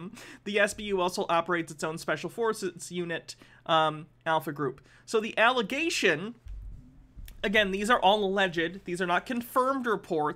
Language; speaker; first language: English; native; English